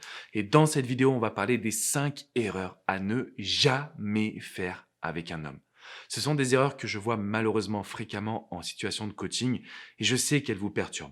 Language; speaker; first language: French; native; French